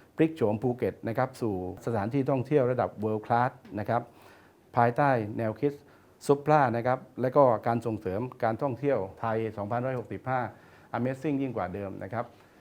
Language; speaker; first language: Thai; native; Thai